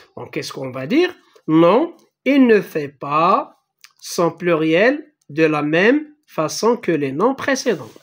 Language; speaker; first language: French; non-native, local second language; Arabic